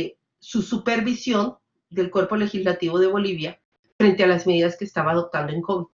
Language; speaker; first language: Spanish; native; Spanish